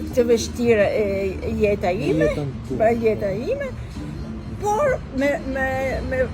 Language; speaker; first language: Albanian; non-native, learner; Italian